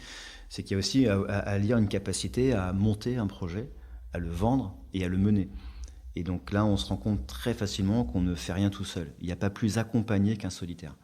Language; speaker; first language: French; native; French